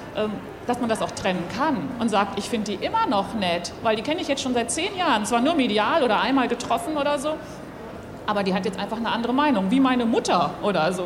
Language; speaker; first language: German; native; German